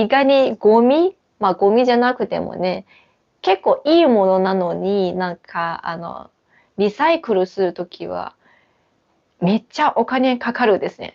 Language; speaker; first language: Japanese; non-native, fluent; Chinese